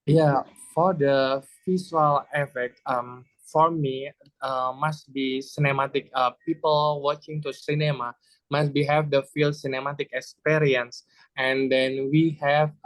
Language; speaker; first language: English; non-native, learner; Indonesian